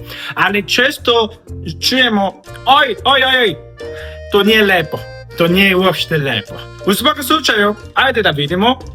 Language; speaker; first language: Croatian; non-native, fluent; Korean